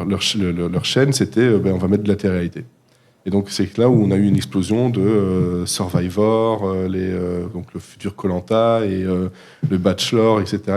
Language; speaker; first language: French; native; French